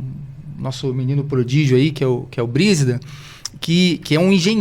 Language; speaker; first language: Portuguese; native; Portuguese